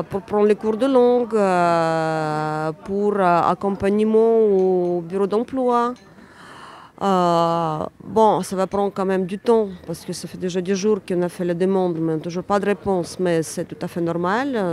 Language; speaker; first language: French; non-native, fluent; Ukrainian